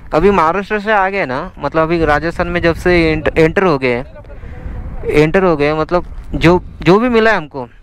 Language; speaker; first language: Hindi; non-native, local second language; Marathi